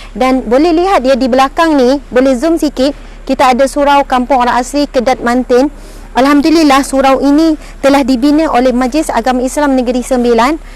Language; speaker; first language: Malay; native; Malay